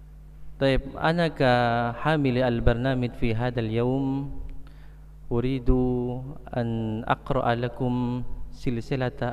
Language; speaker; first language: Arabic; non-native, fluent; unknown